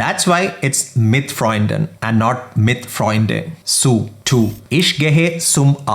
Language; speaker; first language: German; non-native, fluent; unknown